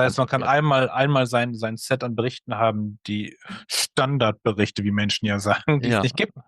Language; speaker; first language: German; native; German